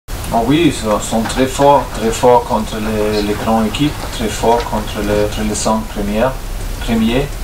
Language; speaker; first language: French; non-native, fluent; German